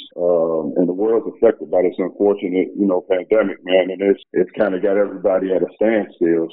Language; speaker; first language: English; native; English